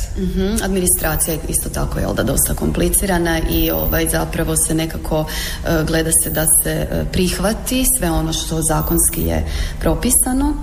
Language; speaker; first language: Croatian; native; Croatian